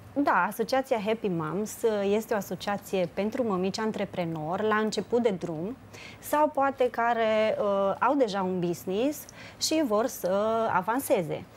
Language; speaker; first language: Romanian; native; Romanian